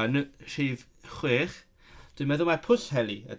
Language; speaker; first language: Welsh; non-native, learner; Cantonese